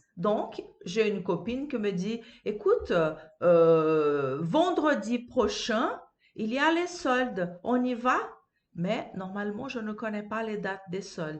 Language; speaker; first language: French; non-native, fluent; Portuguese